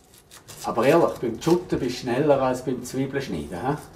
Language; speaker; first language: German; native; German